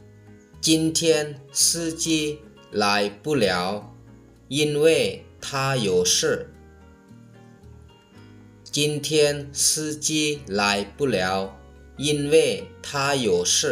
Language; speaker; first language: Chinese; non-native, fluent; Lao